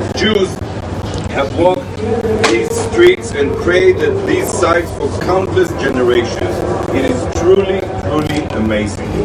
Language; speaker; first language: English; non-native, fluent; Hebrew